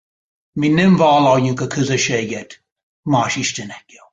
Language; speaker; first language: Hungarian; non-native, fluent; English